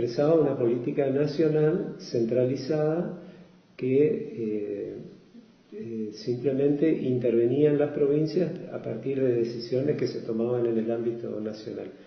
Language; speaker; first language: Spanish; native; Spanish